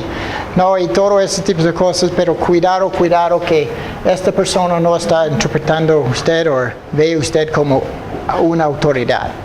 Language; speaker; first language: Spanish; non-native, fluent; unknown